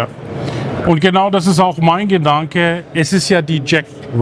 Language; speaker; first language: German; native; German